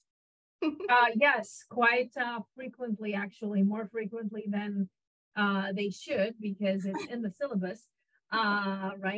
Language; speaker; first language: English; non-native, fluent; Russian